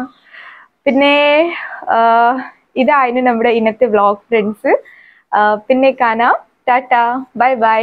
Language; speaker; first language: Malayalam; non-native, learner; Hindi